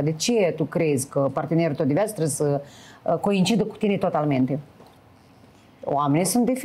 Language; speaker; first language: Romanian; native; Romanian